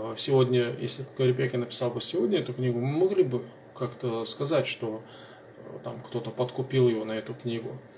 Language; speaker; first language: Russian; non-native, local second language; Chechen